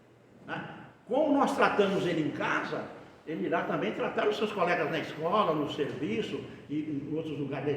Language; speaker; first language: Portuguese; native; Portuguese